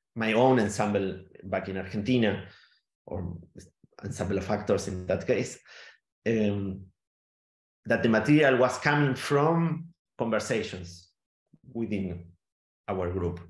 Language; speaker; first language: English; non-native, fluent; Spanish